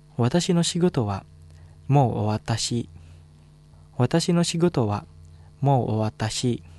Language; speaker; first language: Japanese; non-native, fluent; Indonesian